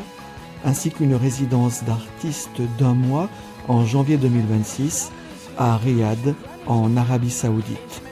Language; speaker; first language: French; native; French